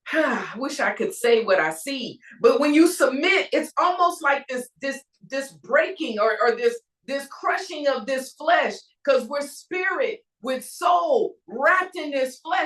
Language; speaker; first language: English; native; English